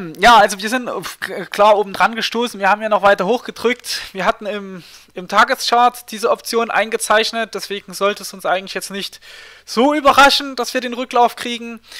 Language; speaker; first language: German; native; German